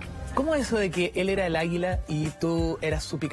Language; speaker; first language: Spanish; native; Spanish